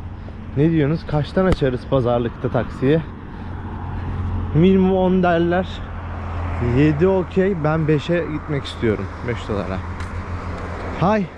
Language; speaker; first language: Turkish; native; Turkish